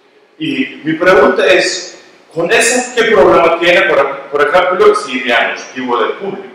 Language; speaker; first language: Spanish; non-native, learner; Turkish